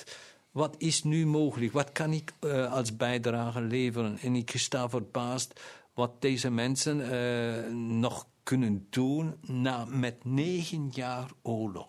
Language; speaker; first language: Dutch; non-native, local second language; German